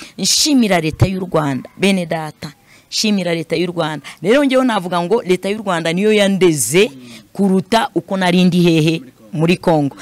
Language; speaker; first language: Kinyarwanda; non-native, fluent; Swahili